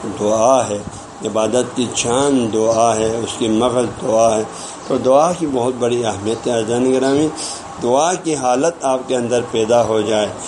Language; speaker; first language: Urdu; non-native, local second language; Balti